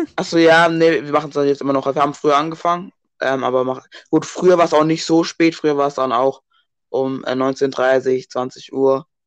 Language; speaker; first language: German; early bilingual, other home language; English